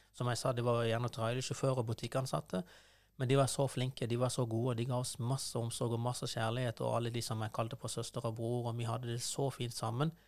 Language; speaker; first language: Norwegian; non-native, fluent; Persian